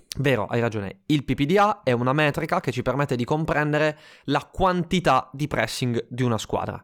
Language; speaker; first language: Italian; native; Italian